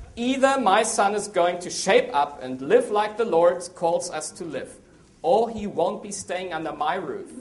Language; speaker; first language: English; non-native, fluent; German